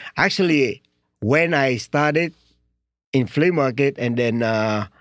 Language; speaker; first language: English; non-native, learner; Vietnamese